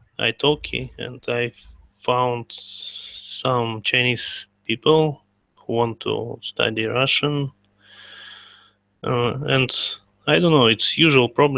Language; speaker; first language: English; non-native, learner; Russian